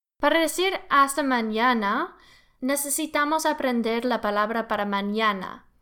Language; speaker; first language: Spanish; non-native, learner; English